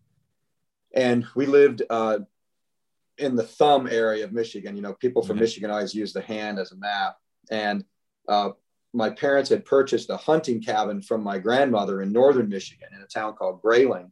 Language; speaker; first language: English; native; English